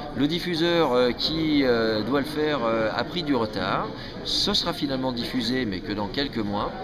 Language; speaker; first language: French; native; French